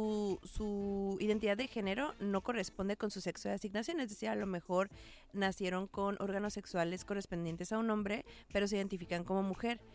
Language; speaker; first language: Spanish; native; Spanish